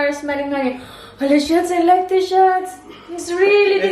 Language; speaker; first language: English; non-native, learner; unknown